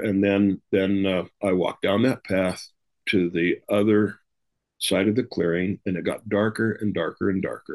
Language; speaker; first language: English; native; English